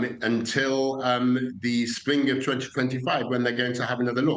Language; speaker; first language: English; native; English